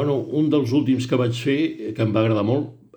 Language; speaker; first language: Catalan; native; Catalan